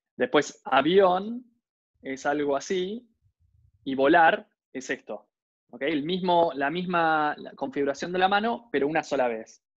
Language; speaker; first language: Spanish; native; Spanish